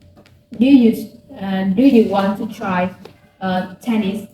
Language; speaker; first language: English; non-native, learner; Vietnamese